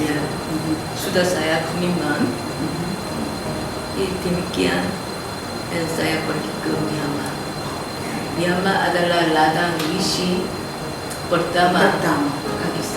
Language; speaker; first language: Indonesian; non-native, learner; Korean